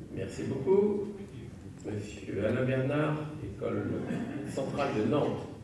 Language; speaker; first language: French; native; French